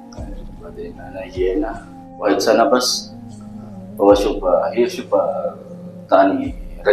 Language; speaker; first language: Arabic; non-native, learner; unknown